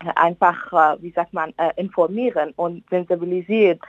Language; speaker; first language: German; non-native, fluent; Persian